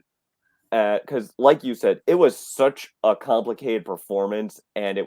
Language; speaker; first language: English; native; English